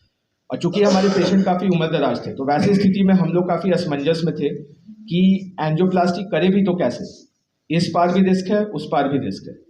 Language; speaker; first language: Hindi; native; Hindi